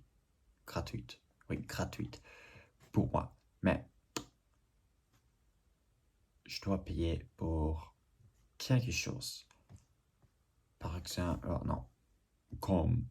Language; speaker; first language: French; non-native, learner; English